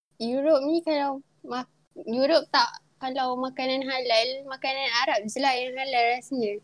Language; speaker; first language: Malay; native; Malay